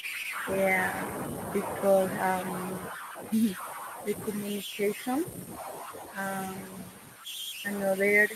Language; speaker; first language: English; non-native, learner; Spanish